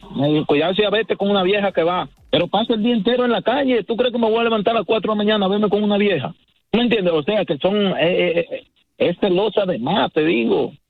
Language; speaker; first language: Spanish; native; Spanish